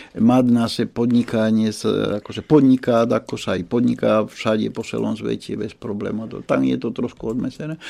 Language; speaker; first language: Slovak; non-native, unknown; Spanish